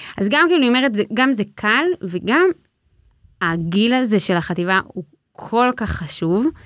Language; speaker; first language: Hebrew; native; Hebrew